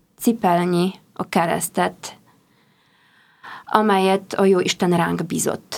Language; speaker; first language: Hungarian; non-native, fluent; Polish